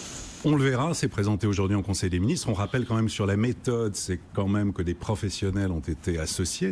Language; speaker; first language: French; native; French